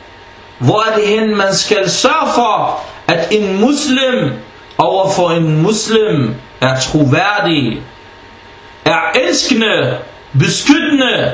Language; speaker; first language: Danish; early bilingual, other home language; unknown